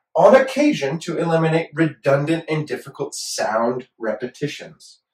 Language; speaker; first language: English; native; English